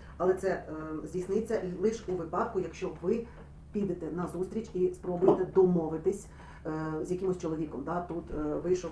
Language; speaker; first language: Ukrainian; non-native, local second language; Russian